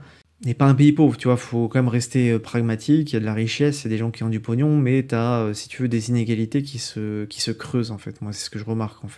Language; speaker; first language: French; native; French